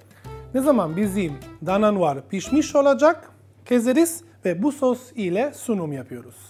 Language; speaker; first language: Turkish; non-native, fluent; Italian